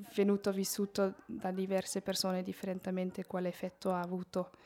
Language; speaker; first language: Italian; native; Italian